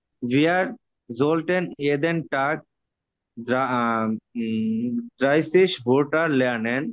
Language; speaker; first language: German; non-native, learner; Bangla